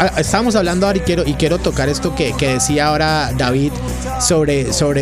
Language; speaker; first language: Spanish; native; Spanish